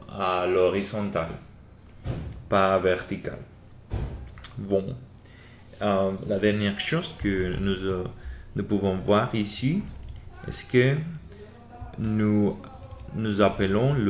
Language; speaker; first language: French; non-native, learner; Spanish